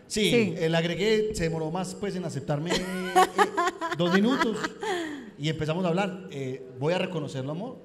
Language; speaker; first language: Spanish; native; Spanish